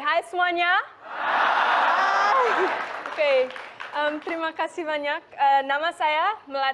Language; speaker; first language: Indonesian; non-native, local second language; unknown